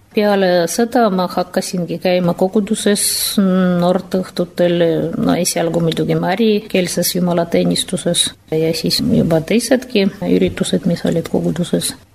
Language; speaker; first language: Estonian; non-native, fluent; Russian